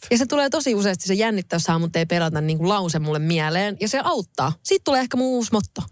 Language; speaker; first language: Finnish; native; Finnish